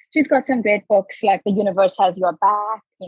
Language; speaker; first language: English; non-native, local second language; Hindi